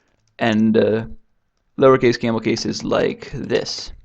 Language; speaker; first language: English; native; English